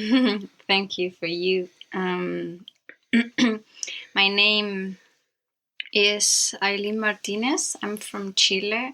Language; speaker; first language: English; non-native, learner; Spanish